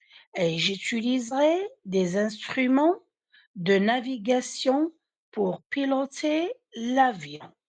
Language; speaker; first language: French; non-native, fluent; Arabic